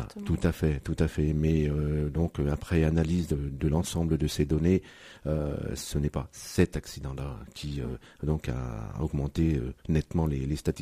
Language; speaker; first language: French; native; French